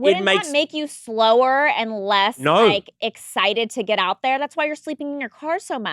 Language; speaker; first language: English; native; English